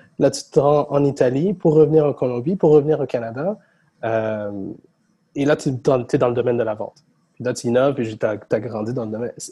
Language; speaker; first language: French; native; French